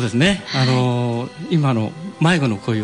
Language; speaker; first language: Japanese; native; Japanese